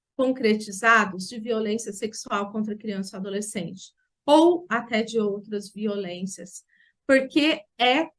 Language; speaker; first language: Portuguese; native; Portuguese